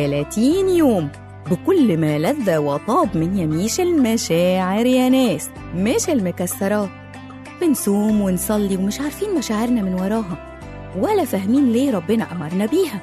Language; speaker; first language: Arabic; native; Arabic